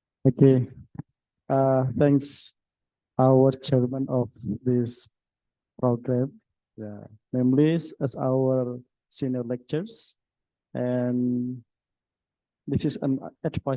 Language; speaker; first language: English; non-native, learner; Indonesian